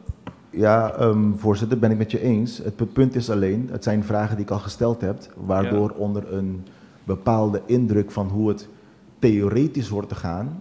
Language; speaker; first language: Dutch; non-native, local second language; Papiamento